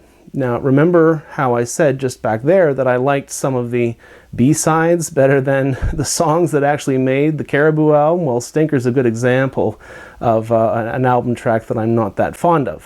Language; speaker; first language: English; native; English